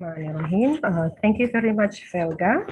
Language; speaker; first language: English; non-native, fluent; Indonesian